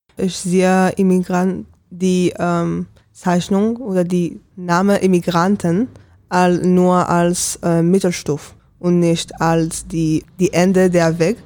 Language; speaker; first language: German; non-native, learner; Hebrew